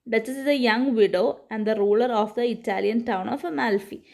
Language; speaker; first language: English; non-native, local second language; Malayalam